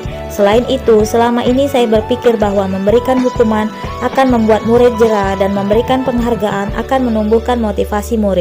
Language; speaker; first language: Indonesian; native; Indonesian